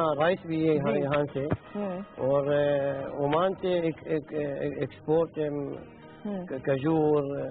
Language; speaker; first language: Hindi; non-native, learner; Arabic